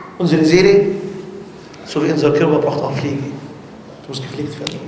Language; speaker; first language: German; non-native, learner; Arabic